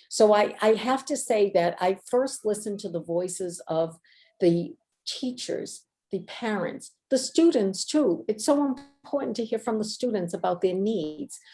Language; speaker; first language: English; native; English